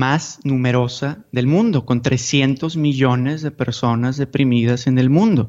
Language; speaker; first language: Spanish; native; Spanish